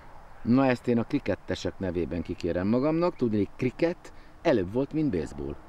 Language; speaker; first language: Hungarian; native; Hungarian